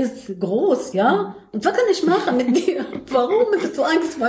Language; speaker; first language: German; non-native, learner; Arabic